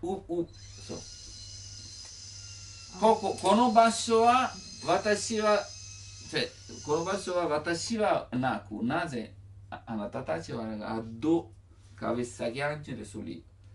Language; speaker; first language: Japanese; non-native, learner; Italian